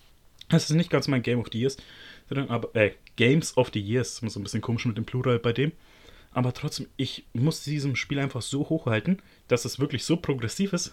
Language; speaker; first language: German; native; German